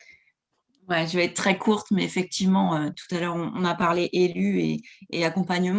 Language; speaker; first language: French; native; French